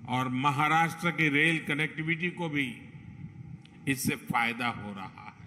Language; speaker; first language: Hindi; non-native, local second language; Gujarati